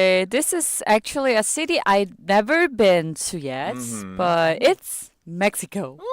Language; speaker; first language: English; non-native, learner; Korean